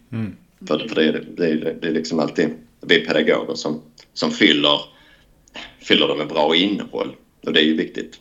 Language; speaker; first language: Swedish; native; Swedish